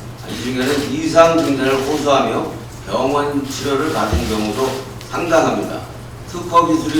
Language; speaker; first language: Korean; native; Korean